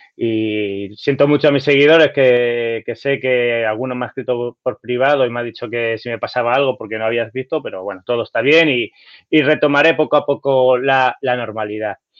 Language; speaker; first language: Spanish; native; Spanish